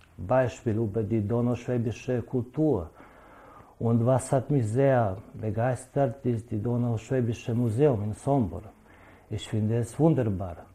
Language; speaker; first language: German; non-native, learner; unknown